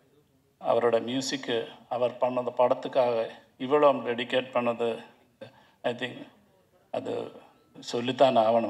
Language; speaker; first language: Tamil; non-native, learner; Malayalam